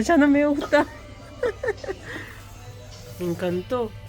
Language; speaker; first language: Spanish; non-native, fluent; Russian